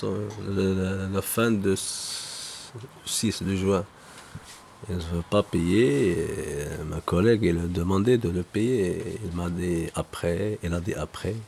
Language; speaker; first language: French; non-native, local second language; Arabic